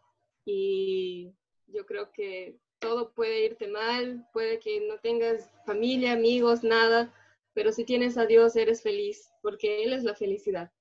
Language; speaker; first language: Spanish; early bilingual, other home language; Portuguese